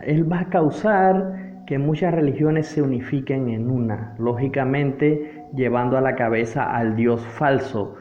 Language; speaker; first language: Spanish; native; Spanish